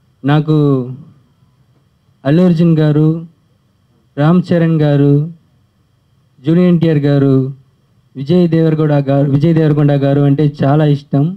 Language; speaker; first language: Telugu; early bilingual, heritage; Telugu